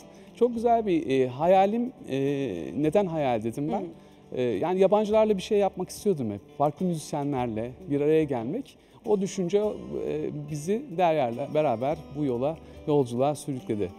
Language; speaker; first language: Turkish; native; Turkish